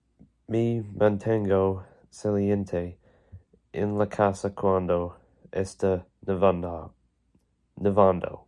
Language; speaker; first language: Spanish; non-native, learner; English